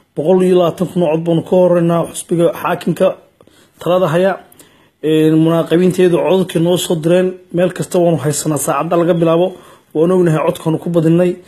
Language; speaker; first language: Somali; native; Somali